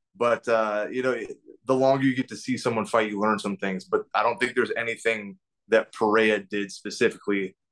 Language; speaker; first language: English; native; English